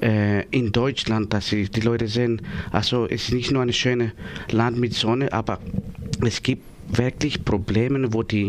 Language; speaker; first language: German; non-native, learner; Greek